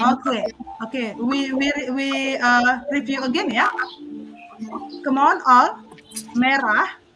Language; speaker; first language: English; non-native, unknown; Indonesian